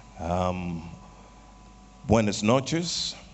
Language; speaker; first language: Spanish; non-native, learner; Portuguese